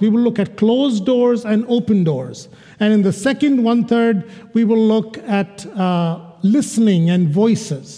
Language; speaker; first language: English; non-native, local second language; Malayalam